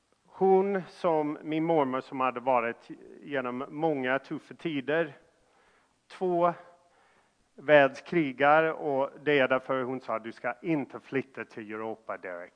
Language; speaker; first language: Swedish; non-native, fluent; English